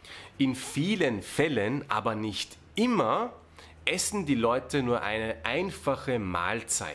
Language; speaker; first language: German; non-native, fluent; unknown